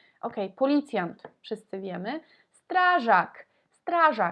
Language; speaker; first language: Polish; non-native, fluent; Russian